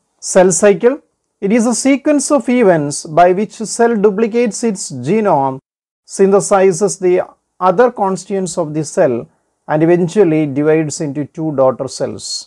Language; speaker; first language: English; non-native, local second language; Malayalam